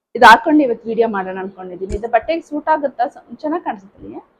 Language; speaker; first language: Kannada; native; Kannada